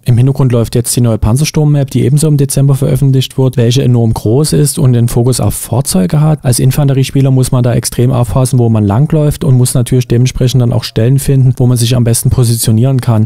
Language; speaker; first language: German; native; German